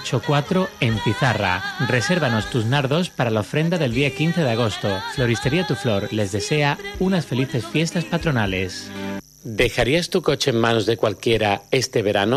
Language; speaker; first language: Spanish; native; Spanish